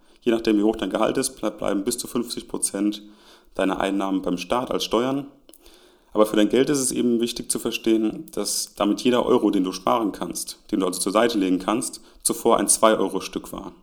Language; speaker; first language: German; native; German